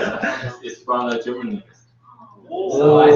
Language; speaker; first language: English; non-native, learner; Chinese